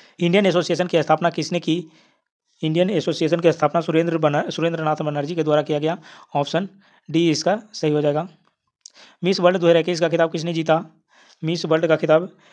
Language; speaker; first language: Hindi; native; Hindi